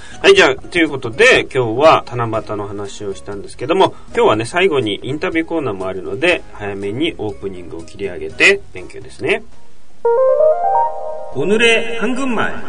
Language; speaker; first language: Japanese; native; Japanese